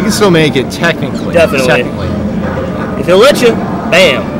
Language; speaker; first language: English; native; English